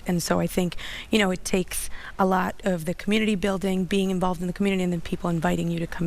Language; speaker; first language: English; early bilingual, other home language; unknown